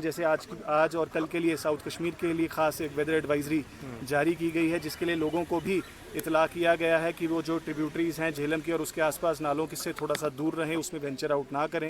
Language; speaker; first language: Hindi; native; Hindi